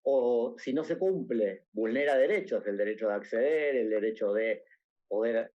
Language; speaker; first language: Spanish; native; Spanish